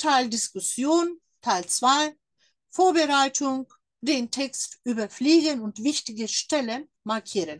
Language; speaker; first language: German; non-native, fluent; Turkish